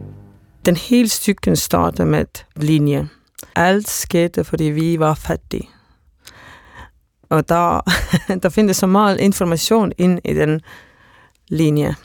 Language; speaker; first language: Danish; non-native, fluent; Estonian